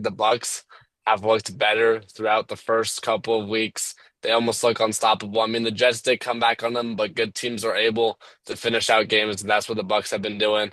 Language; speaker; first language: English; native; English